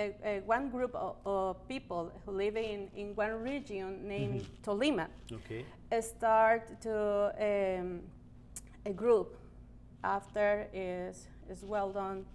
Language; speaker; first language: English; non-native, learner; Spanish